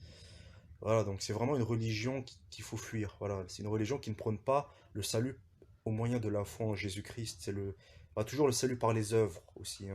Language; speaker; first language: French; early bilingual, other home language; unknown